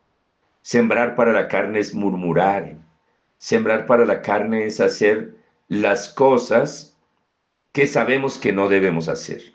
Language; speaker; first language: Spanish; native; Spanish